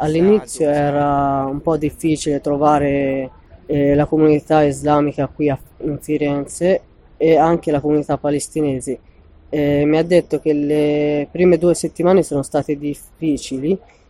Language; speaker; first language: Italian; non-native, fluent; Arabic